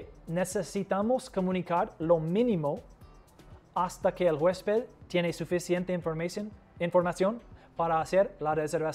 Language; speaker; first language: Spanish; non-native, fluent; English